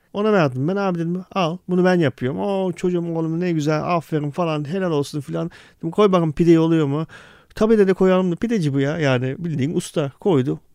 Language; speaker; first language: Turkish; early bilingual, heritage; Turkish